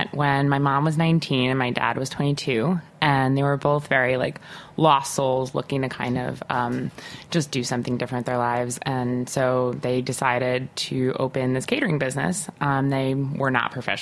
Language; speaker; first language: English; native; English